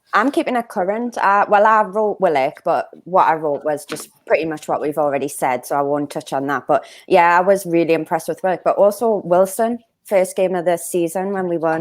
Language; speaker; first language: English; native; English